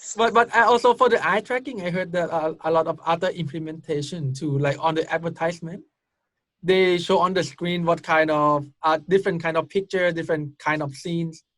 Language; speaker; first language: English; non-native, fluent; Thai